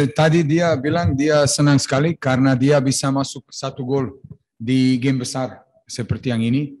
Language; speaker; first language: Indonesian; non-native, fluent; Serbian